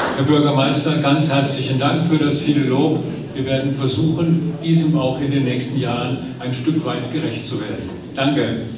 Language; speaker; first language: German; native; German